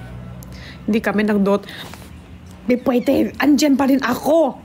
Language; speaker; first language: Filipino; non-native, learner; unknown